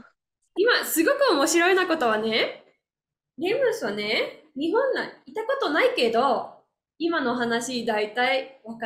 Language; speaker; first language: Japanese; non-native, learner; Spanish